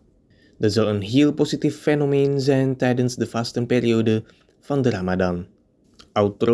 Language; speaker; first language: Dutch; non-native, fluent; Indonesian